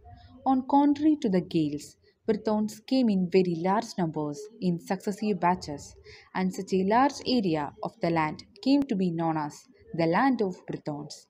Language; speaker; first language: English; non-native, local second language; Malayalam